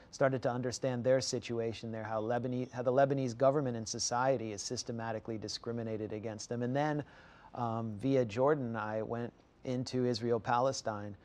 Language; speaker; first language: English; native; English